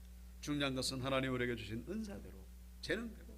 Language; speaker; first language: Korean; native; Korean